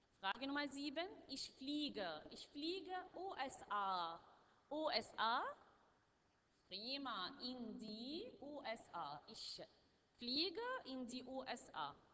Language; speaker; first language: German; non-native, learner; Arabic